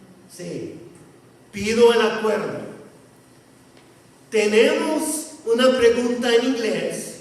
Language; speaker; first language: Spanish; non-native, fluent; English